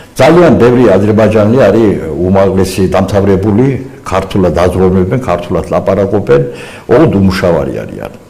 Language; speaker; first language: Georgian; non-native, local second language; Azerbaijani